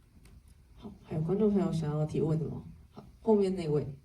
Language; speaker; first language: Chinese; native; Chinese